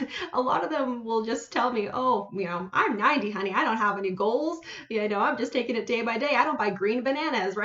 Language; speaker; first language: English; native; English